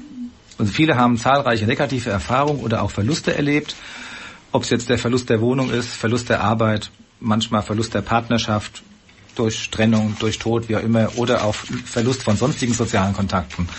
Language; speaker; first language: German; native; German